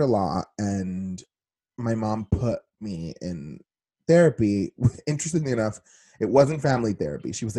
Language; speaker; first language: English; early bilingual, other home language; Spanish